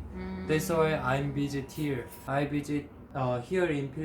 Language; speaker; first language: English; non-native, learner; Korean